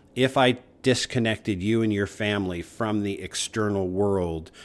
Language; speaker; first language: English; native; English